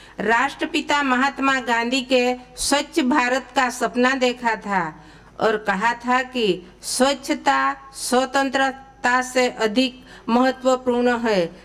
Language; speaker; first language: Hindi; non-native, local second language; Gujarati